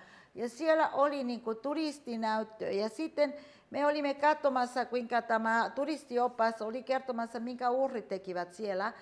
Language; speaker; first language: Finnish; non-native, fluent; Spanish